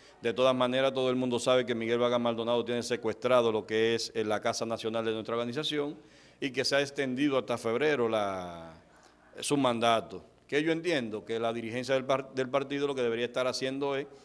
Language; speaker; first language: Spanish; native; Spanish